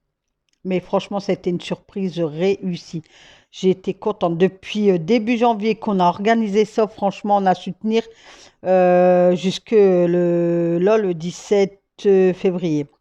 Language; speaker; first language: French; native; French